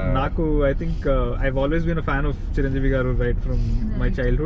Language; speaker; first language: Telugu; native; Telugu